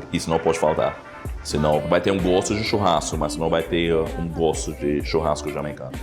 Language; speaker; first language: Portuguese; non-native, fluent; English